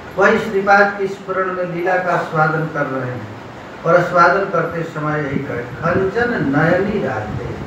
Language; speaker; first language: Hindi; non-native, local second language; Bangla